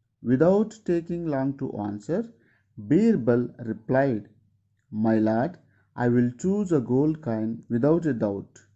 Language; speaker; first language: English; non-native, local second language; Telugu